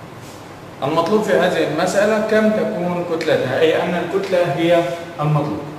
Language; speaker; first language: Arabic; native; Arabic